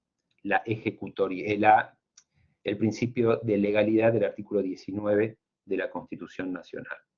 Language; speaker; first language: Spanish; native; Spanish